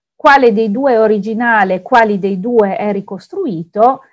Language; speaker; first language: Italian; native; Italian